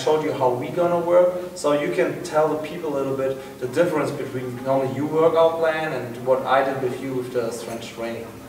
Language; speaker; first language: English; non-native, fluent; German